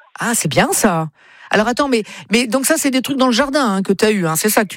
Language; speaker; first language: French; native; French